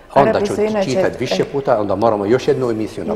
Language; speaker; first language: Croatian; non-native, fluent; Arabic